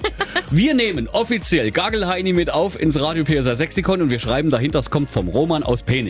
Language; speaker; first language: German; native; German